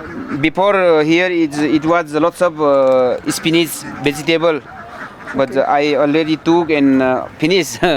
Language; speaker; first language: English; non-native, learner; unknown